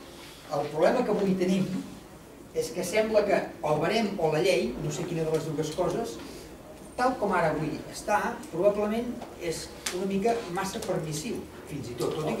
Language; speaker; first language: Catalan; native; Catalan